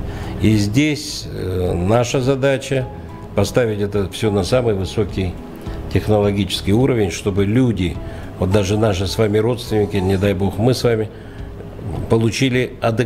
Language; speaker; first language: Russian; native; Russian